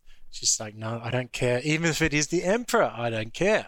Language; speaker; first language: English; native; English